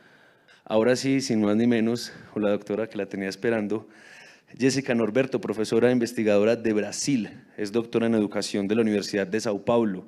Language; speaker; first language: Spanish; native; Spanish